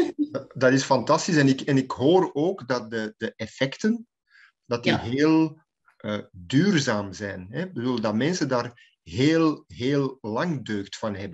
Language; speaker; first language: Dutch; native; Dutch